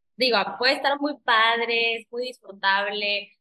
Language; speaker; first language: Spanish; early bilingual, heritage; Spanish